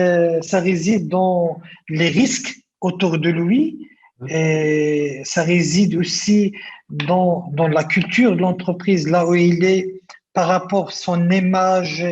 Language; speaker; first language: French; non-native, local second language; Arabic